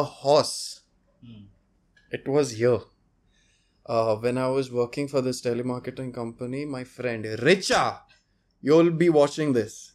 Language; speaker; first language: English; non-native, local second language; Konkani